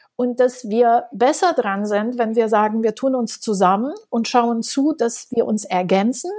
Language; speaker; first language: German; non-native, fluent; Romanian